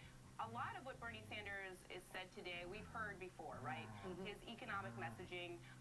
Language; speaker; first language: English; native; English